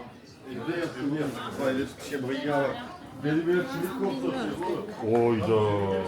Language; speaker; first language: Turkish; native; Turkish